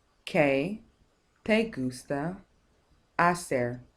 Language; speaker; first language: Spanish; non-native, fluent; English